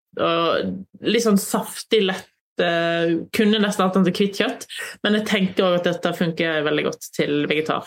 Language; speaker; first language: Norwegian; native; Norwegian